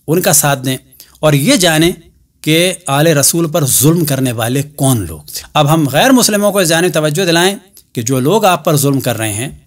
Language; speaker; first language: Urdu; native; Urdu